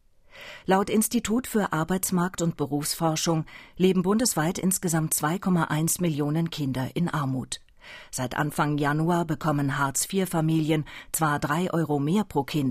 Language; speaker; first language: German; native; German